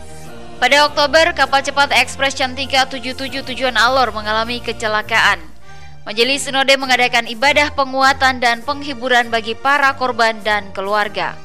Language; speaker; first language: Indonesian; native; Indonesian